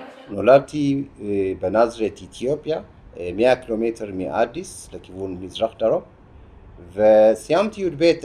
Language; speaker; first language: Hebrew; non-native, fluent; Amharic